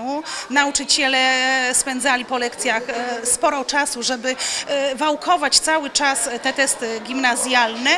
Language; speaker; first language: Polish; native; Polish